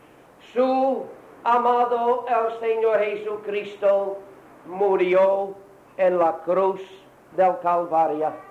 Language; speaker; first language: Spanish; non-native, learner; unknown